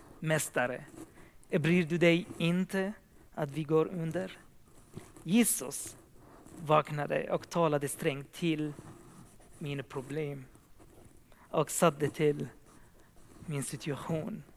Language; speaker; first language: Swedish; non-native, fluent; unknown